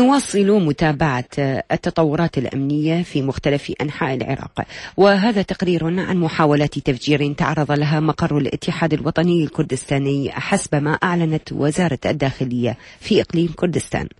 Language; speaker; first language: Arabic; native; Arabic